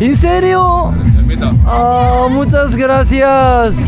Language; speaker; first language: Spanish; non-native, learner; Korean